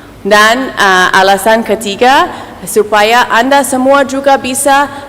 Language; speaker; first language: Indonesian; non-native, fluent; English